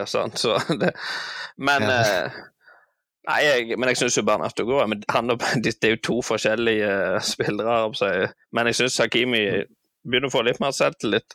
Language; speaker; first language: Norwegian; native; Norwegian